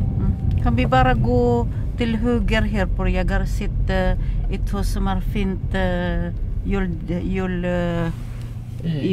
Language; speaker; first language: Swedish; non-native, fluent; Filipino